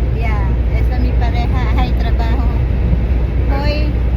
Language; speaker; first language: Spanish; non-native, learner; Filipino